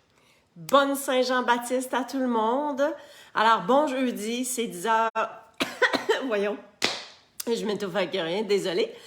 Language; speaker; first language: French; native; French